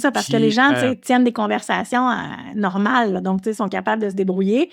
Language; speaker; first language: French; native; French